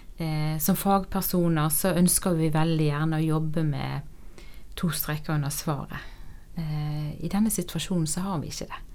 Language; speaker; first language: Norwegian; native; Norwegian